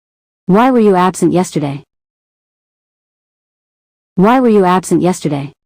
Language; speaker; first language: English; non-native, fluent; Arabic